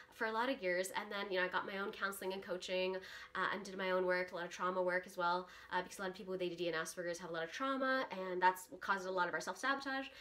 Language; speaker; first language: English; early bilingual, other home language; Russian